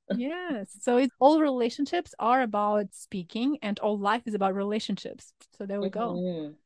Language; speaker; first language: English; non-native, fluent; Ukrainian